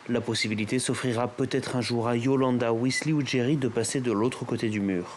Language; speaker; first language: French; native; French